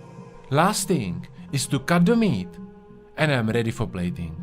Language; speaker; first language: English; non-native, fluent; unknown